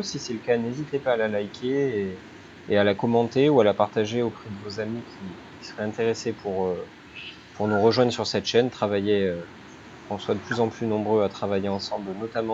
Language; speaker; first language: French; native; French